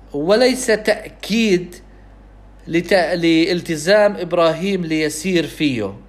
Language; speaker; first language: Arabic; non-native, fluent; English